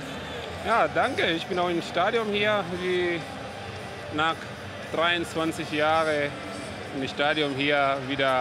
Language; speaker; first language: German; non-native, learner; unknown